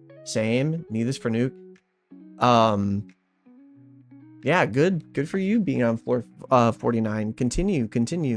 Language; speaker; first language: English; native; English